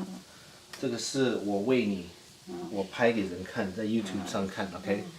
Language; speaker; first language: Chinese; early bilingual, heritage; English